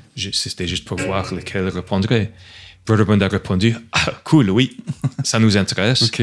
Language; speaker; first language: French; non-native, fluent; English